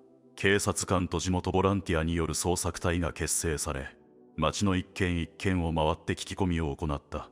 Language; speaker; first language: Japanese; native; Japanese